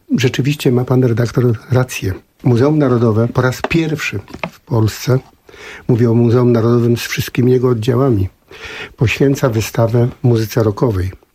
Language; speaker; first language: Polish; native; Polish